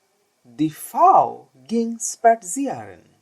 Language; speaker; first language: German; non-native, learner; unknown